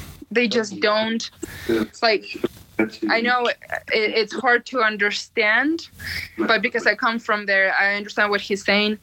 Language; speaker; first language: English; non-native, fluent; Ukrainian